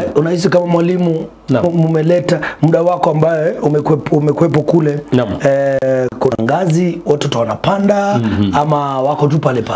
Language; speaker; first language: Swahili; native; Swahili